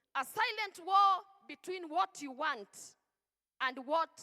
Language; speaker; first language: English; non-native, local second language; Swahili